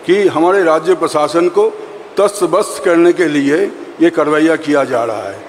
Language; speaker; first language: Hindi; non-native, local second language; Bangla